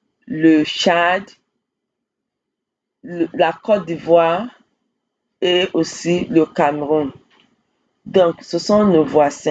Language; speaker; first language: French; non-native, fluent; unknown